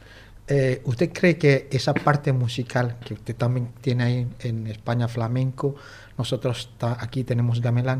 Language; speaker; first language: Spanish; non-native, fluent; Indonesian